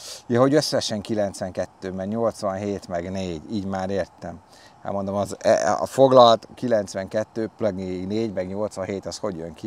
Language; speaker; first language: Hungarian; native; Hungarian